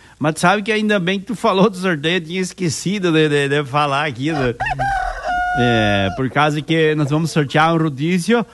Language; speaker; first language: Portuguese; native; Portuguese